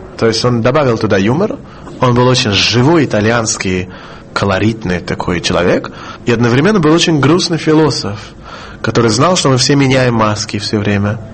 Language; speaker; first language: Russian; non-native, fluent; Hebrew